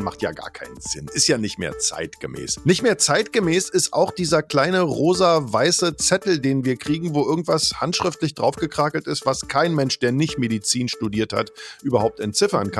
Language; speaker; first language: German; native; German